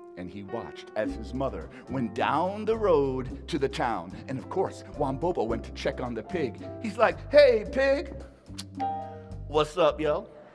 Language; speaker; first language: English; early bilingual, other home language; Spanish